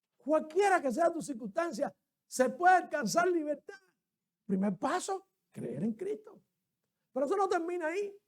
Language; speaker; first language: Spanish; native; Spanish